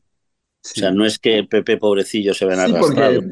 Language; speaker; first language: Spanish; native; Spanish